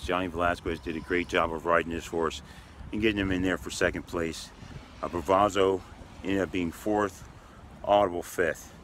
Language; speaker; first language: English; native; English